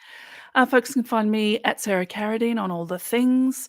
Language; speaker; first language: English; native; English